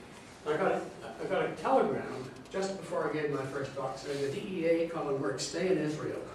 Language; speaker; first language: English; native; English